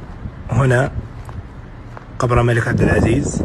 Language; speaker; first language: Arabic; native; Arabic